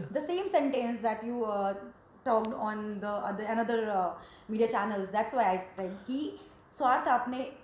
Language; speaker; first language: Hindi; native; Hindi